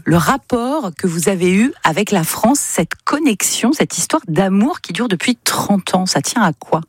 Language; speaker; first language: French; native; French